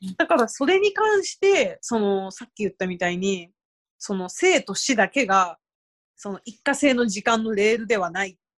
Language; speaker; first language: Japanese; native; Japanese